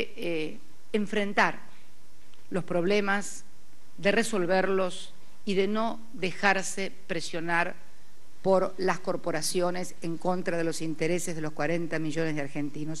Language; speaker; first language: Spanish; native; Spanish